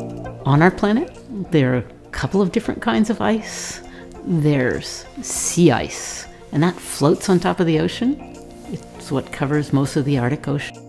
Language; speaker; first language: English; native; English